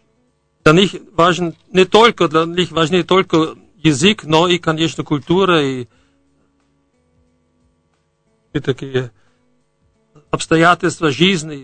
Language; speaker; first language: Russian; non-native, fluent; German